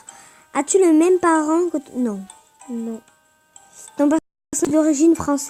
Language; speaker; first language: French; native; French